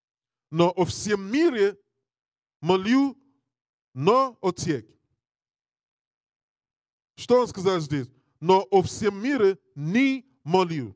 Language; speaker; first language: Russian; non-native, learner; English